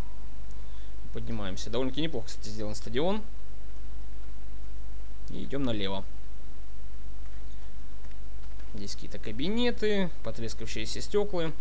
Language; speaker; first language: Russian; native; Russian